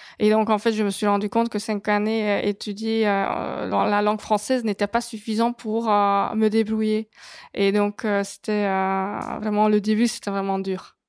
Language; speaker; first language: French; non-native, fluent; Hungarian